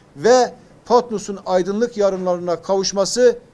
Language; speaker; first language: Turkish; native; Turkish